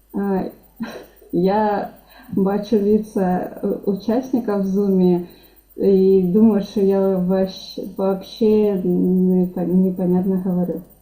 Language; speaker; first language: Ukrainian; non-native, local second language; Russian